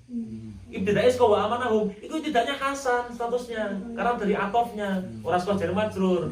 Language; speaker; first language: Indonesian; non-native, local second language; Javanese